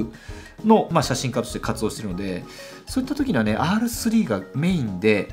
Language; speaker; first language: Japanese; native; Japanese